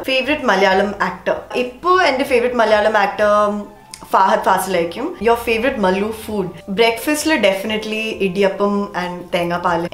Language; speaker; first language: Malayalam; early bilingual, heritage; Malayalam